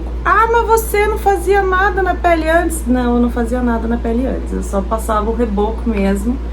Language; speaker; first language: Portuguese; native; Portuguese